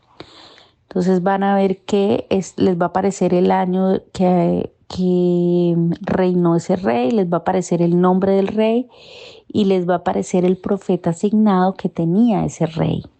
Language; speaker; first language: Spanish; native; Spanish